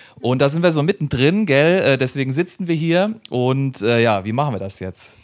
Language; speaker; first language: German; native; German